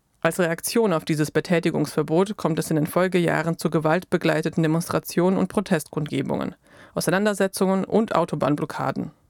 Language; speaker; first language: German; native; German